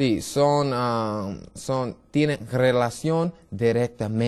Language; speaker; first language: Spanish; non-native, learner; English